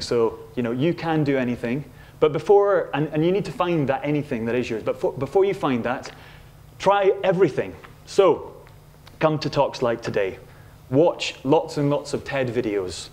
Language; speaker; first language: English; native; English